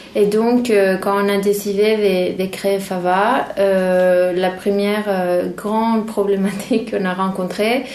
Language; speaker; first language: French; non-native, fluent; Spanish